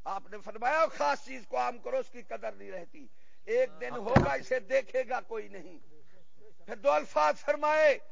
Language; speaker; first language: Urdu; non-native, local second language; Punjabi